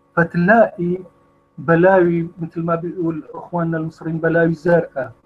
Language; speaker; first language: Arabic; non-native, fluent; Kurdish